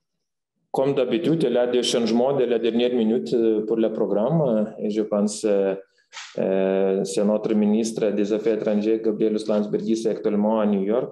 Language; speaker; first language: French; non-native, fluent; Lithuanian